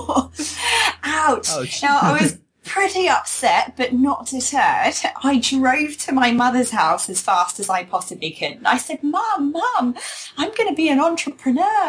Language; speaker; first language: English; native; English